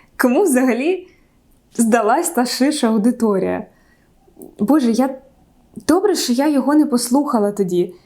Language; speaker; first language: Ukrainian; non-native, local second language; Russian